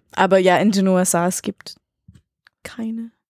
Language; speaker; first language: German; non-native, learner; English